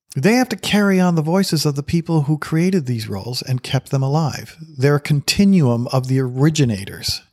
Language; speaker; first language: English; native; English